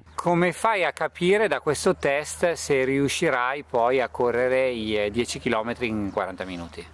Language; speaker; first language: Italian; native; Italian